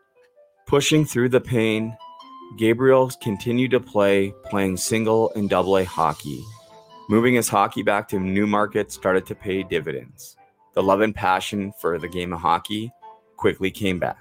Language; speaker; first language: English; native; English